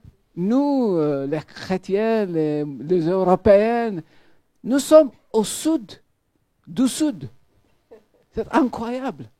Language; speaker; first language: French; non-native, fluent; Maltese